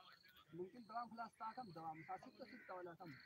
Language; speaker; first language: Arabic; non-native, learner; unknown